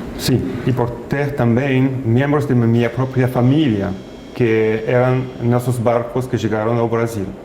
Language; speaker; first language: Portuguese; non-native, fluent; French